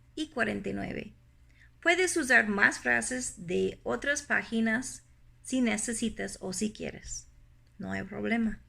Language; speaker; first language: Spanish; non-native, fluent; English